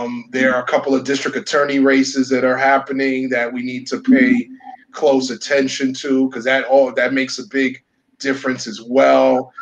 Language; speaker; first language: English; early bilingual, other home language; Spanish